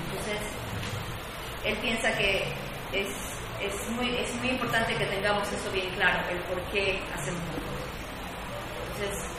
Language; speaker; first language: Spanish; native; Spanish